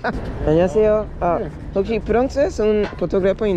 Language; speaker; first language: Korean; non-native, learner; French